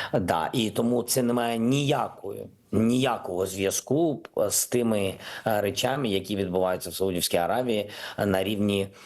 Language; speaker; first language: Ukrainian; non-native, local second language; Russian